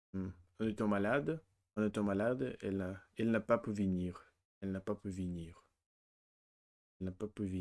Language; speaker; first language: French; non-native, learner; Russian